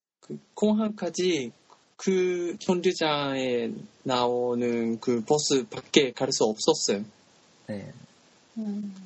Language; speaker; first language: Korean; non-native, learner; Japanese